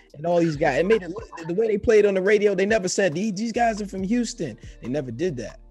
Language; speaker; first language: English; native; English